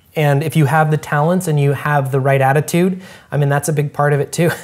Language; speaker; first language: English; native; English